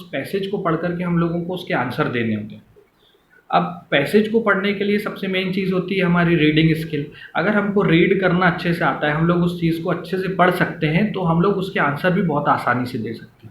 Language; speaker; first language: Hindi; native; Hindi